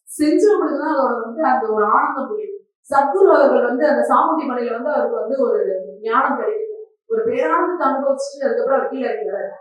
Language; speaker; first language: Tamil; native; Tamil